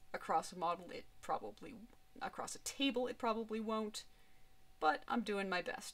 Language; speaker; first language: English; native; English